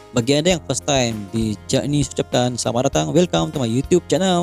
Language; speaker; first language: Malay; native; Malay